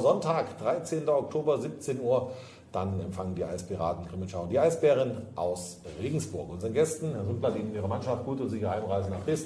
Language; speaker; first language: German; native; German